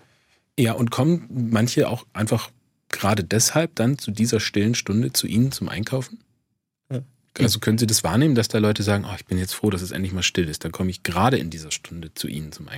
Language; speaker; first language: German; native; German